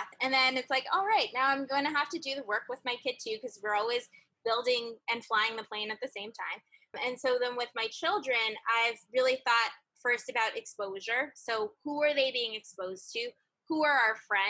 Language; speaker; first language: English; native; English